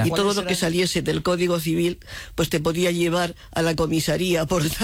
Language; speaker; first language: Spanish; native; Spanish